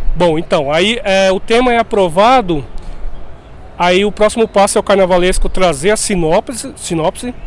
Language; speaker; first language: Portuguese; native; Portuguese